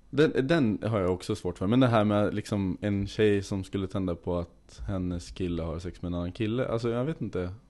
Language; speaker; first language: Swedish; native; Swedish